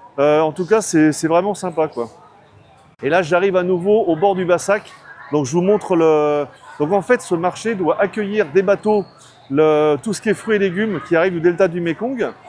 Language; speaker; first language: French; native; French